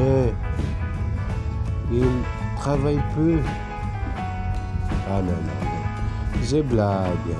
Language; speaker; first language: French; non-native, fluent; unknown